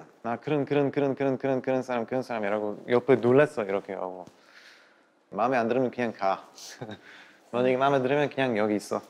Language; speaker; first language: Korean; non-native, learner; Bulgarian